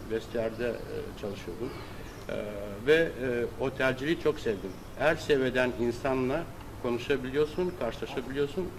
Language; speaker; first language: Turkish; native; Turkish